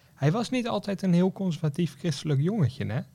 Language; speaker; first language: Dutch; native; Dutch